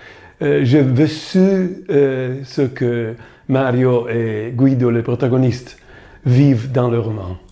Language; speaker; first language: French; non-native, fluent; Italian